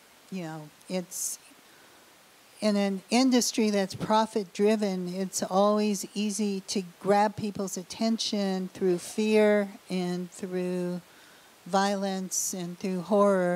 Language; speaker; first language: English; native; English